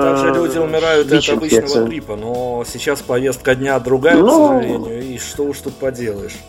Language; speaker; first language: Russian; native; Russian